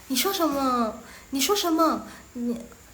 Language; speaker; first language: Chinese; non-native, fluent; Indonesian